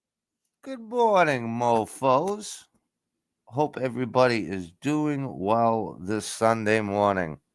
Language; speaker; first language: English; native; English